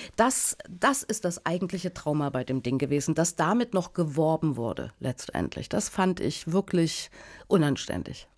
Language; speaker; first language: German; native; German